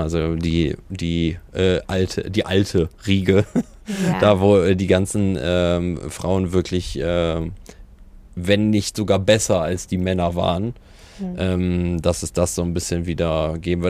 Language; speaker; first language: German; native; German